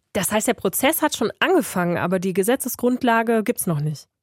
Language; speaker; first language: German; native; German